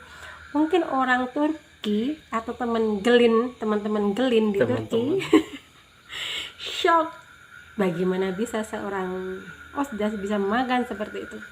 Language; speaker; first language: Indonesian; native; Indonesian